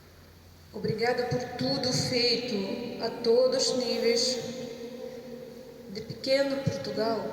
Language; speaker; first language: Portuguese; non-native, fluent; Ukrainian